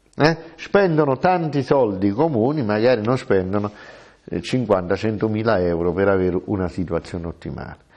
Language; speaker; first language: Italian; native; Italian